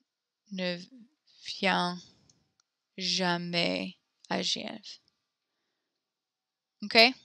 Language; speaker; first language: French; non-native, learner; English